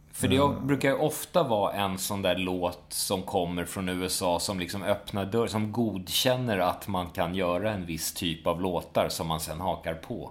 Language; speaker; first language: Swedish; native; Swedish